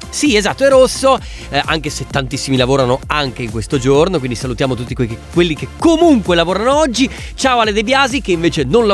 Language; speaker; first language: Italian; native; Italian